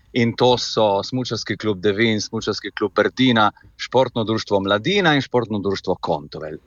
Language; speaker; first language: Slovenian; native; Slovenian